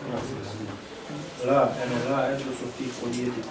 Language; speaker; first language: Arabic; non-native, learner; Bosnian